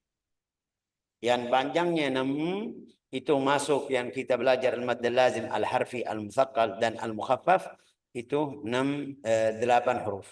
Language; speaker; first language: Indonesian; non-native, fluent; Arabic